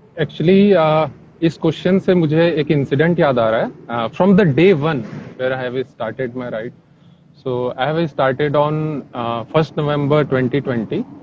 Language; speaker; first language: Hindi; native; Hindi